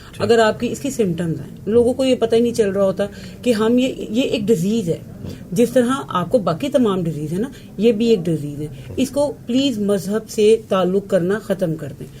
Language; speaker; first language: Urdu; native; Urdu